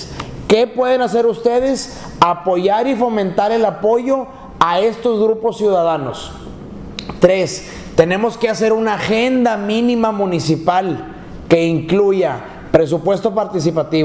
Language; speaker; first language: Spanish; native; Spanish